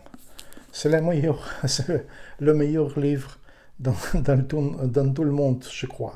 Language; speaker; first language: French; non-native, learner; Ukrainian